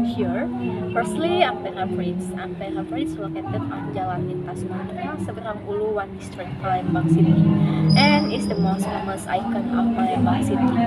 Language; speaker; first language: English; non-native, learner; Indonesian